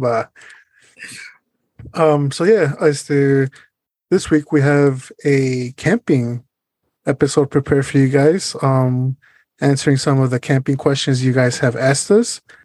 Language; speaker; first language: English; early bilingual, other home language; Spanish